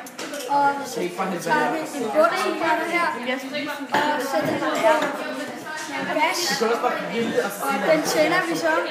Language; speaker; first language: Danish; native; Danish